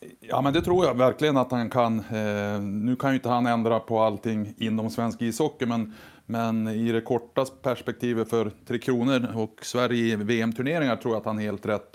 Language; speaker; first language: Swedish; native; Swedish